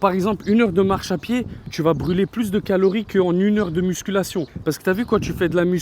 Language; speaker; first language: French; native; French